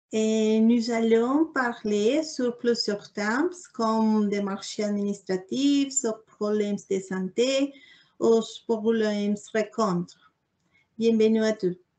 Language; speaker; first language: French; non-native, learner; Spanish